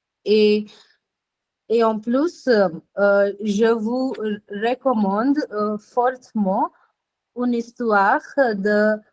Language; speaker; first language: French; non-native, fluent; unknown